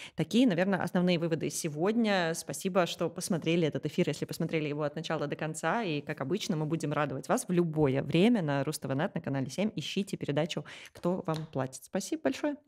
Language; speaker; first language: Russian; native; Russian